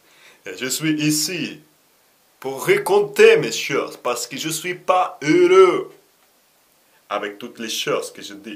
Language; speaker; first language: French; non-native, learner; Russian